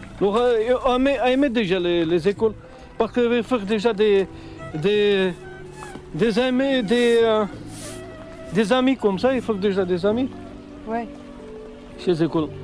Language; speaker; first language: French; non-native, learner; Romanian